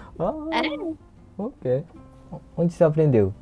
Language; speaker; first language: Portuguese; non-native, learner; Japanese